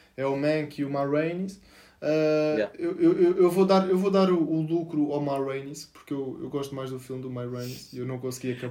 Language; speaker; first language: Portuguese; native; Portuguese